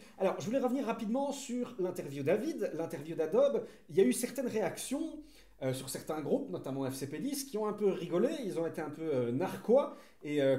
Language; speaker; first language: French; native; French